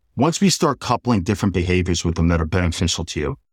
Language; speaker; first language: English; native; English